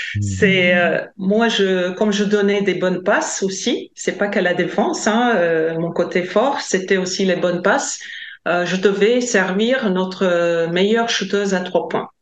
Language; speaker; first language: French; non-native, fluent; Latvian